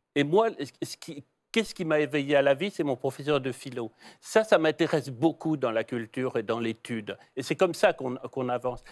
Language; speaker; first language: French; native; French